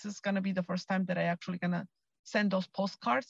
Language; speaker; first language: English; non-native, fluent; Spanish